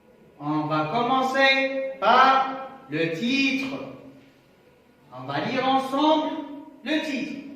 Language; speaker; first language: French; non-native, local second language; Arabic